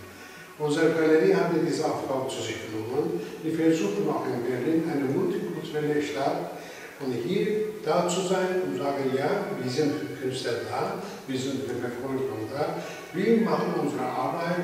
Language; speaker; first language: German; non-native, fluent; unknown